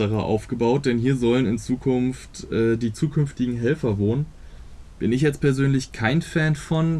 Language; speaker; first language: German; native; German